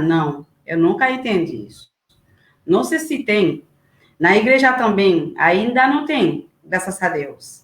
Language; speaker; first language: Portuguese; non-native, learner; Haitian Creole